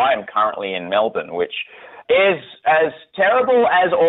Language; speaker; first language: English; native; English